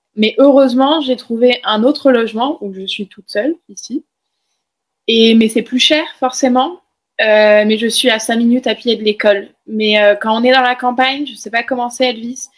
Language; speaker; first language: French; native; French